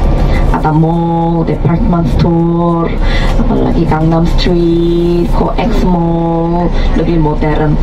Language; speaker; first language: Indonesian; non-native, fluent; Korean